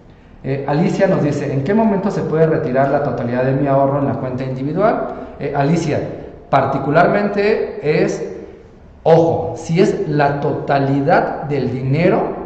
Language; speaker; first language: Spanish; native; Spanish